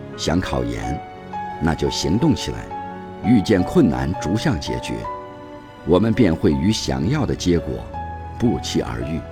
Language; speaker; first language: Chinese; native; Chinese